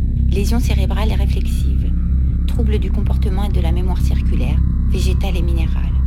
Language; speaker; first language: French; native; French